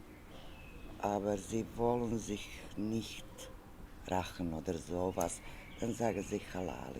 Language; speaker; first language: German; non-native, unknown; Serbian